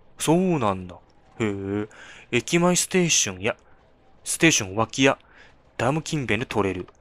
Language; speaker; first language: Japanese; non-native, fluent; Chinese